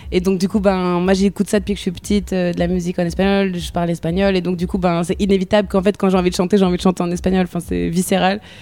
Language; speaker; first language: French; native; French